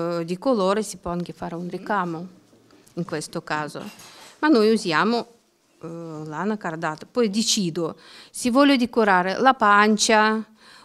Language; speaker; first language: Italian; non-native, learner; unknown